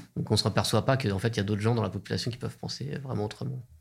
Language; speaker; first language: French; native; French